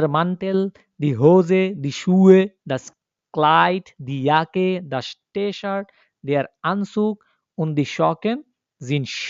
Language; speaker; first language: German; non-native, fluent; Bangla